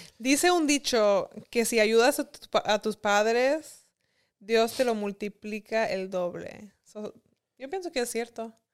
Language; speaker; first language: Spanish; early bilingual, heritage; Spanish